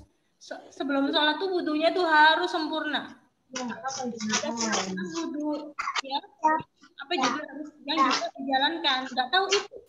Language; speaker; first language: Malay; non-native, local second language; Javanese